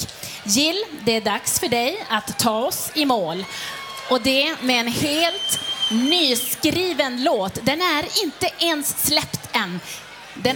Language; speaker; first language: Swedish; native; Swedish